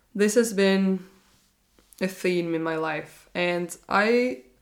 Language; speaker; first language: English; non-native, fluent; Norwegian